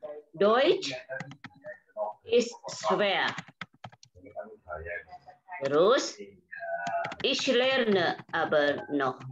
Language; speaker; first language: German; non-native, fluent; Indonesian